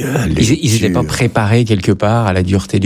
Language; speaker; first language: French; native; French